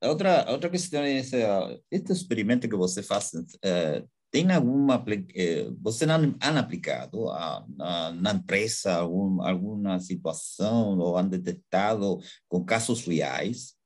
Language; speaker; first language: Portuguese; non-native, learner; Spanish